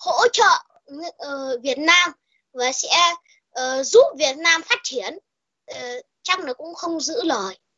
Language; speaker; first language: Vietnamese; early bilingual, heritage; Vietnamese